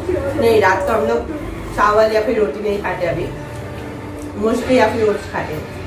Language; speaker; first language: Hindi; native; Hindi